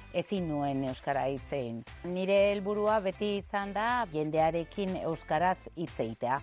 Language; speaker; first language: Basque; non-native, local second language; Spanish